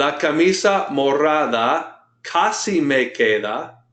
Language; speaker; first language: Spanish; non-native, fluent; English